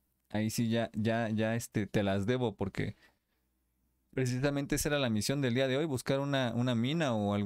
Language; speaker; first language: Spanish; native; Spanish